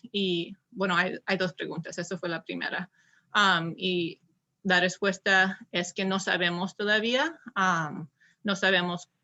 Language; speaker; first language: Spanish; non-native, learner; English